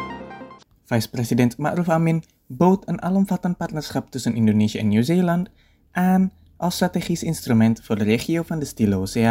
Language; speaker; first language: Dutch; non-native, fluent; Indonesian